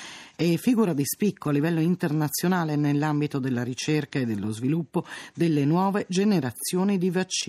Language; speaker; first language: Italian; native; Italian